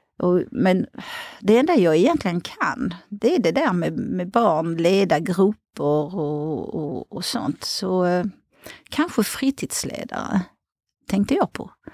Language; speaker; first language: Swedish; non-native, fluent; French